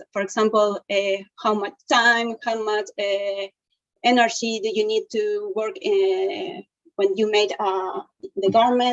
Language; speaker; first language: English; non-native, learner; Spanish